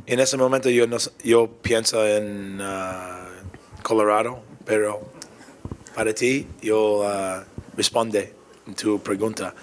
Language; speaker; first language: Spanish; non-native, learner; English